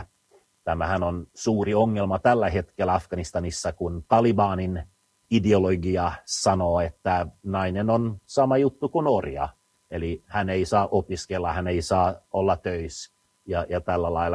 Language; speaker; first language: Finnish; early bilingual, heritage; Finnish